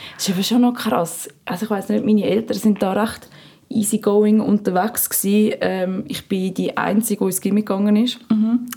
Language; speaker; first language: German; native; German